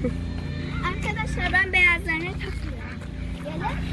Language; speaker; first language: Turkish; early bilingual, heritage; Turkish